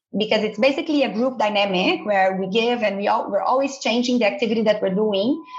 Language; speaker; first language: English; non-native, fluent; Portuguese